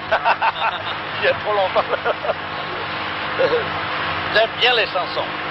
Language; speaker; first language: French; non-native, local second language; Vietnamese